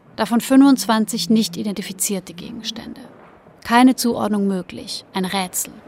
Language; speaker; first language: German; native; German